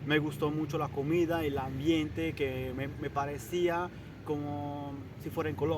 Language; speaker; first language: Spanish; non-native, fluent; Italian